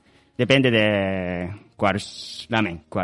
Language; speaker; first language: Spanish; non-native, learner; Japanese